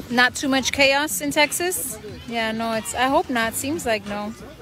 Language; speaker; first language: English; early bilingual, other home language; Spanish